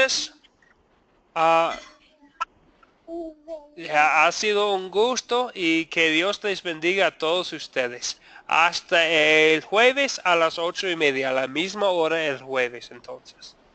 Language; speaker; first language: Spanish; non-native, fluent; English